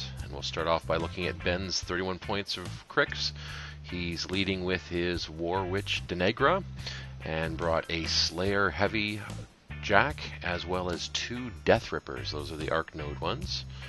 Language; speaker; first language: English; native; English